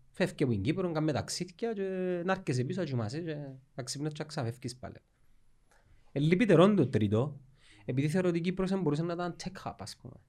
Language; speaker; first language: Greek; native; Greek